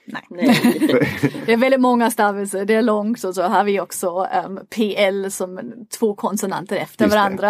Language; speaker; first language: Swedish; non-native, fluent; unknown